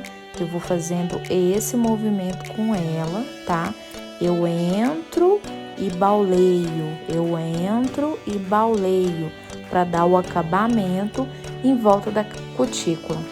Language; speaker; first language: Portuguese; native; Portuguese